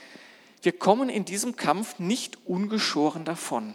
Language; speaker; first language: German; native; German